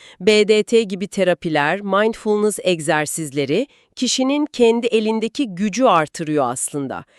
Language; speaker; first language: Turkish; native; Turkish